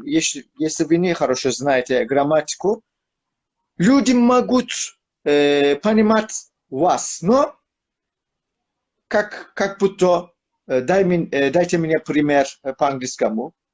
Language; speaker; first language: Russian; non-native, learner; Turkish